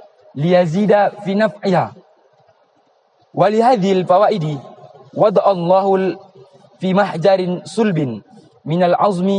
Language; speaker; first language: Arabic; non-native, learner; Indonesian